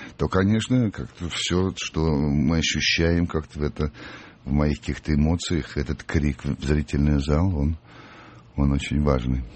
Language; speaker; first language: Russian; native; Russian